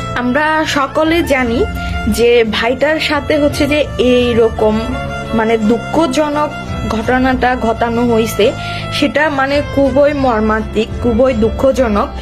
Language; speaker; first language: Bangla; non-native, local second language; Chakma